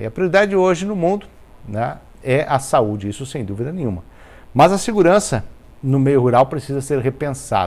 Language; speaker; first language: Portuguese; native; Portuguese